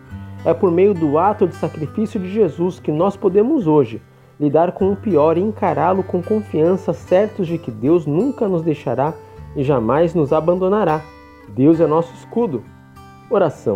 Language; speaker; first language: Portuguese; native; Portuguese